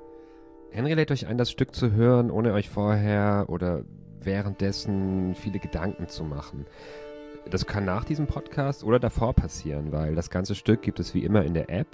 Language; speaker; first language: German; native; German